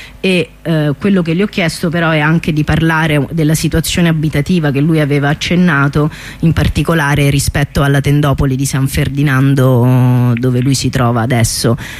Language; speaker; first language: Italian; native; Italian